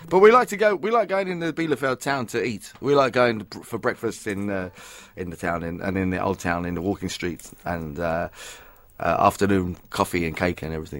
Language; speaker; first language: English; native; English